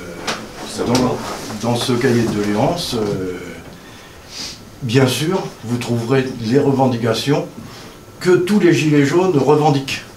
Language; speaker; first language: French; native; French